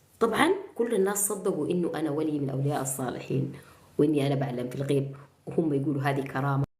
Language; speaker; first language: Arabic; native; Arabic